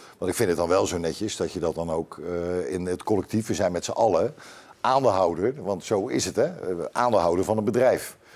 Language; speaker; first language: Dutch; native; Dutch